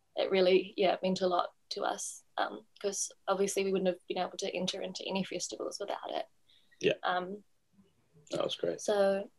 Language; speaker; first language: English; native; English